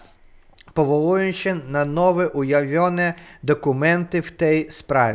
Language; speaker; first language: Polish; non-native, learner; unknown